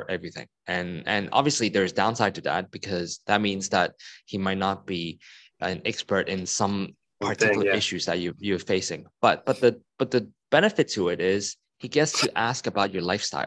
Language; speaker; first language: English; non-native, local second language; Cantonese